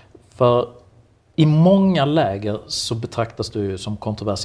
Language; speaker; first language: Swedish; native; Swedish